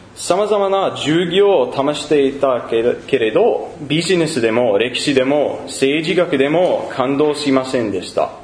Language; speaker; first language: Japanese; non-native, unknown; English